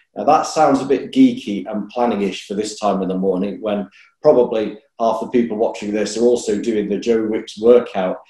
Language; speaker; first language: English; native; English